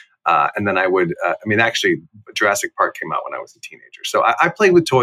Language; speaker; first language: English; native; English